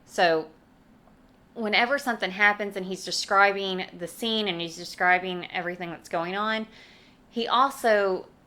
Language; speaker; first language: English; native; English